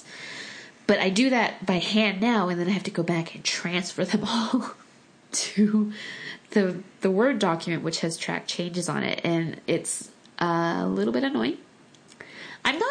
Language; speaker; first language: English; early bilingual, other home language; Korean